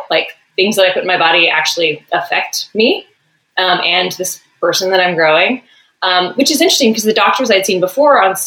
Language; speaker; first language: English; native; English